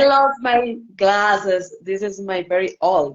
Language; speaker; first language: English; non-native, learner; Spanish